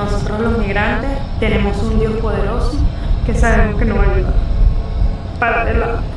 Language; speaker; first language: Spanish; native; Spanish